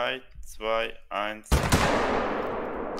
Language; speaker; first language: German; native; German